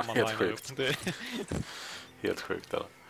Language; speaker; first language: Swedish; native; Swedish